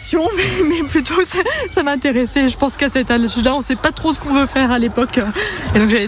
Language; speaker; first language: French; native; French